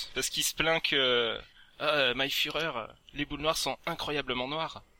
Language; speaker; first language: French; native; French